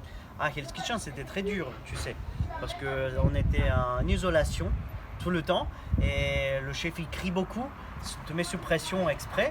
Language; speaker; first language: French; non-native, fluent; Bulgarian